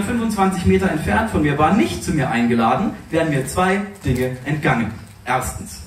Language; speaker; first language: German; native; German